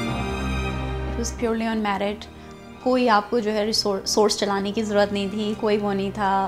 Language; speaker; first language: Urdu; non-native, local second language; Baluchi